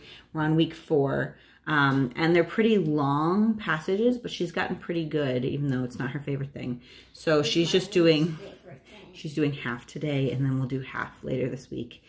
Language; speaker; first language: English; native; English